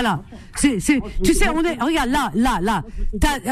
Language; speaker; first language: French; native; French